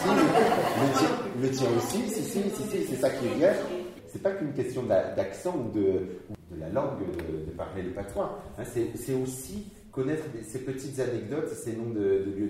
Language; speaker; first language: French; native; French